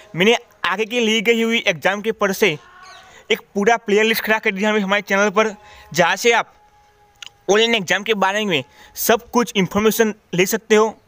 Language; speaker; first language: Hindi; non-native, local second language; Gujarati